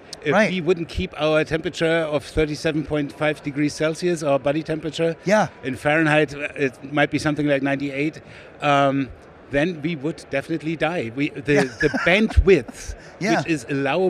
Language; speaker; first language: English; non-native, fluent; German